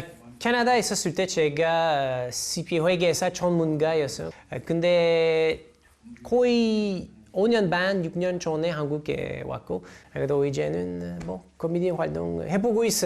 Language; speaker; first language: Korean; non-native, learner; English